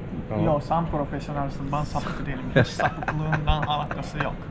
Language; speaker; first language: Turkish; non-native, fluent; Japanese